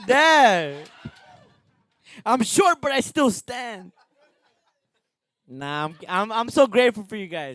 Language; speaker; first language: English; early bilingual, other home language; Spanish